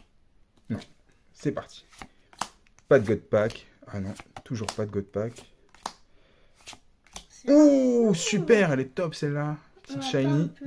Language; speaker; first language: French; native; French